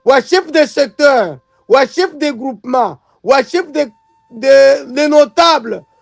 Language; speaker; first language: French; non-native, local second language; Swahili